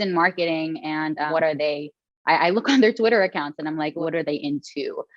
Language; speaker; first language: English; native; English